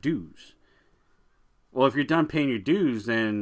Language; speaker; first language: English; native; English